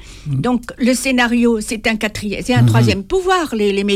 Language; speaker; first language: French; non-native, fluent; Spanish